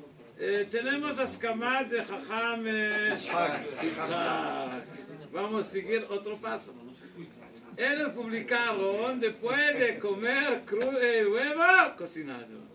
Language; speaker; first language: Spanish; non-native, learner; Hebrew